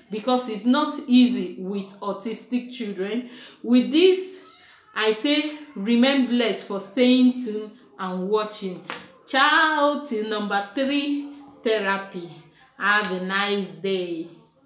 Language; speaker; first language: English; non-native, local second language; Igbo